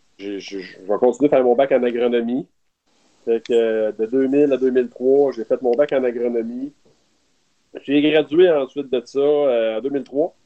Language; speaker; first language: French; native; French